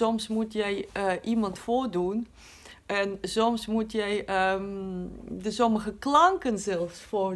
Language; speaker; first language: Dutch; non-native, learner; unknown